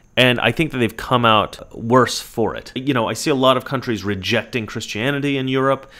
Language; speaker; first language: English; native; English